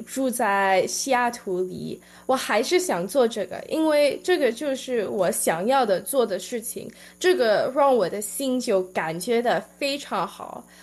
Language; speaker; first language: Chinese; early bilingual, heritage; Chinese